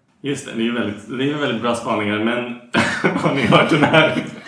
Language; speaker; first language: Swedish; native; Swedish